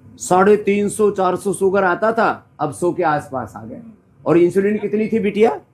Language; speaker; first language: Hindi; native; Hindi